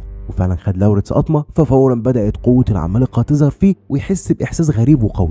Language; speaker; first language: Arabic; native; Arabic